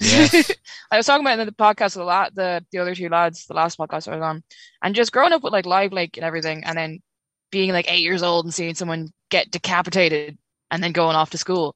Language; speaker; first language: English; native; English